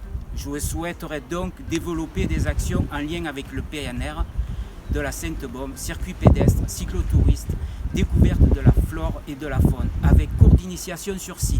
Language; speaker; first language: French; native; French